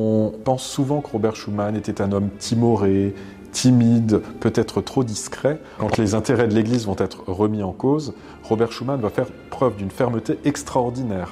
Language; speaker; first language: French; native; French